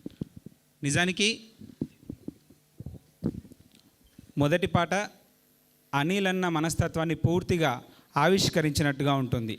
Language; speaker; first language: Telugu; native; Telugu